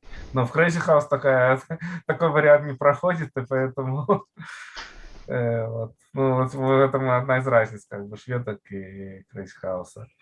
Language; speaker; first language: Russian; native; Russian